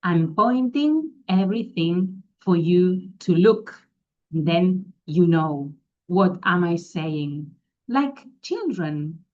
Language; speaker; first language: English; non-native, fluent; Catalan